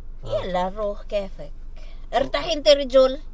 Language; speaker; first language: Arabic; non-native, learner; Filipino